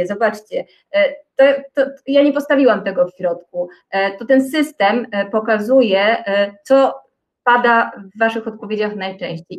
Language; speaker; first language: Polish; native; Polish